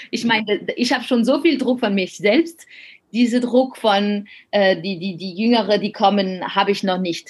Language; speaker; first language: German; non-native, fluent; French